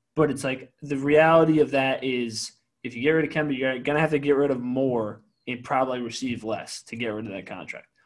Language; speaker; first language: English; native; English